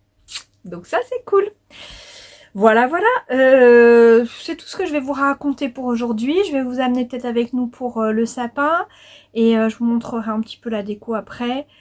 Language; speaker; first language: French; native; French